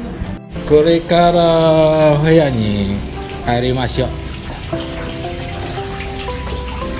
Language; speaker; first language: Japanese; non-native, learner; Indonesian